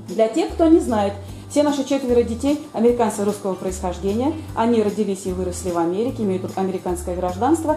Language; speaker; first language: Russian; native; Russian